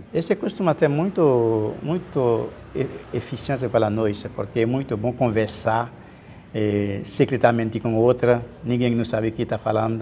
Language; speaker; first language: Portuguese; non-native, learner; Haitian Creole